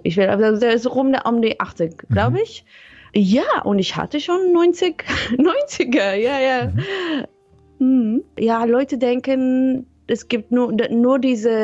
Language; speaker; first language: German; non-native, fluent; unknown